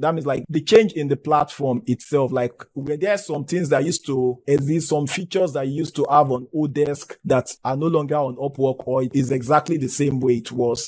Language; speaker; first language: English; non-native, local second language; Yoruba